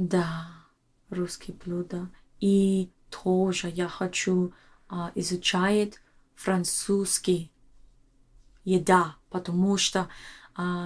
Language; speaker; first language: Russian; non-native, learner; English